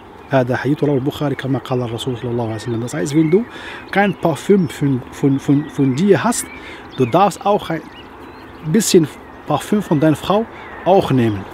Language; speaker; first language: German; non-native, fluent; Arabic